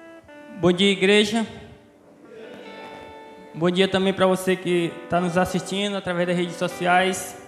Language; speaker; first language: Portuguese; native; Portuguese